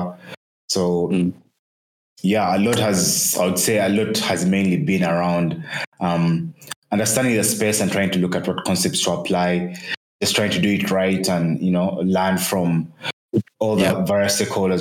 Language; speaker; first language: English; non-native, local second language; Ganda